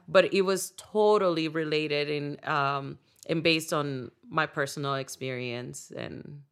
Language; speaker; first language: English; non-native, fluent; Spanish